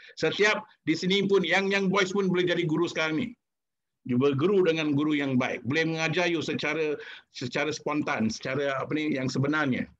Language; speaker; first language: Malay; non-native, local second language; Tamil